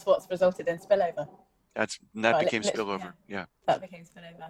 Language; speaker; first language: English; native; English